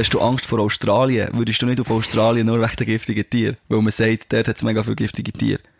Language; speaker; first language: German; native; German